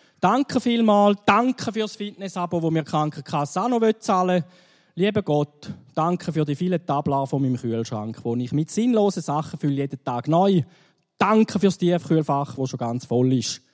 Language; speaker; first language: German; native; German